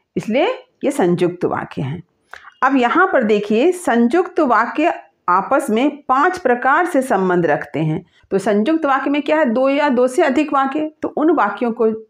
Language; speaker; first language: Hindi; native; Hindi